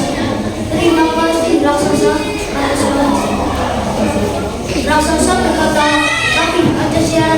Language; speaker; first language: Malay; non-native, local second language; Javanese